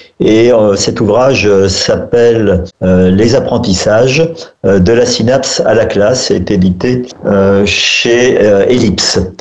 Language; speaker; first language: French; native; French